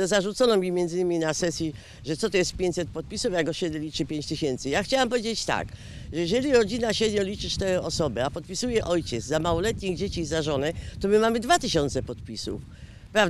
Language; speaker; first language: Polish; native; Polish